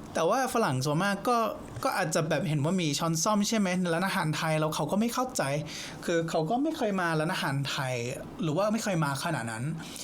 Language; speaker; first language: Thai; non-native, fluent; English